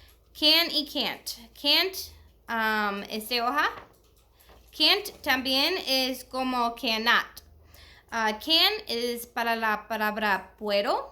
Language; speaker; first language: Spanish; non-native, learner; English